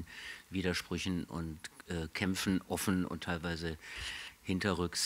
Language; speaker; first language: German; native; German